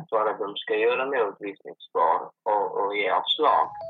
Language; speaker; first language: Swedish; non-native, fluent; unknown